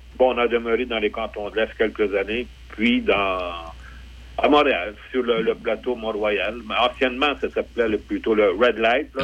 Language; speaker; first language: French; early bilingual, other home language; Polish